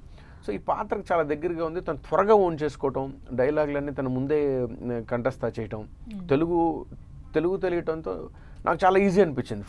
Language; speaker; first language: Telugu; native; Telugu